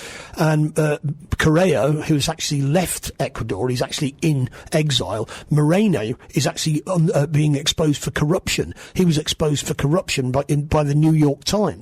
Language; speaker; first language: English; native; English